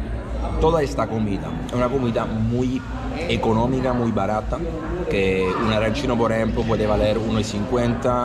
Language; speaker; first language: Spanish; non-native, fluent; Italian